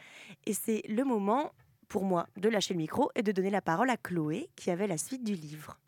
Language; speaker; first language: French; native; French